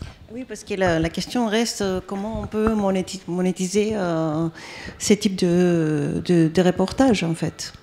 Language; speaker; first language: French; non-native, fluent; Greek